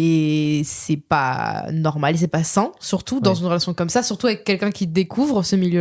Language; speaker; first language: French; native; French